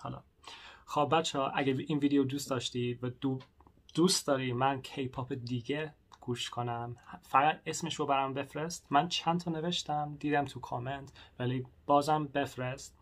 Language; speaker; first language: Persian; non-native, learner; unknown